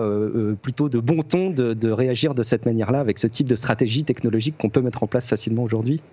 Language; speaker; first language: French; native; French